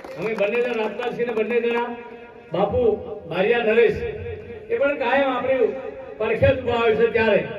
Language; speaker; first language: Gujarati; native; Gujarati